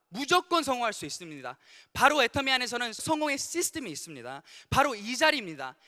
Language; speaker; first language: Korean; early bilingual, heritage; Korean